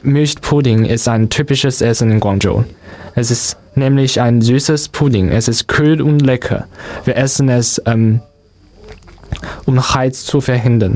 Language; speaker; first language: German; non-native, learner; Chinese